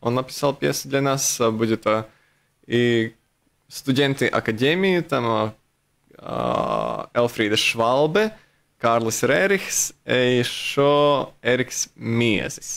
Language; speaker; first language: Russian; non-native, local second language; Latvian